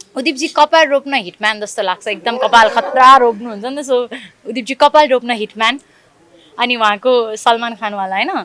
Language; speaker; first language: Nepali; native; Nepali